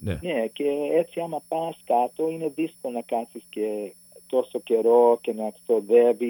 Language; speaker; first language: Greek; early bilingual, heritage; Greek